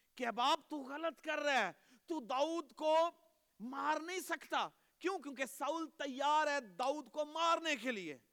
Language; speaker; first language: Urdu; native; Urdu